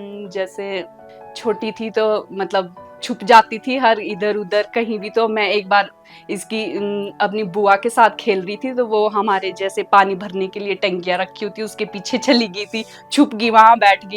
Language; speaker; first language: Hindi; native; Hindi